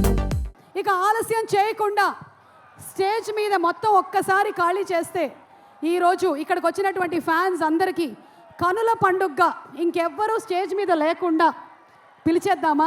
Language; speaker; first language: Telugu; native; Telugu